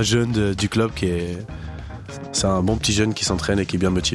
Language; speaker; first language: French; native; French